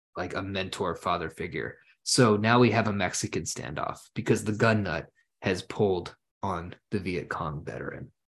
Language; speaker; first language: English; early bilingual, other home language; German